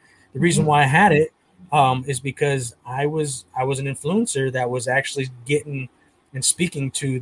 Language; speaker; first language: English; native; English